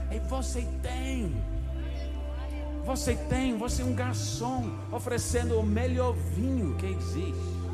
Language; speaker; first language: Portuguese; non-native, fluent; English